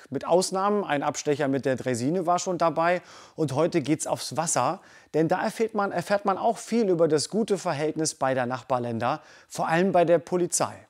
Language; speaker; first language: German; native; German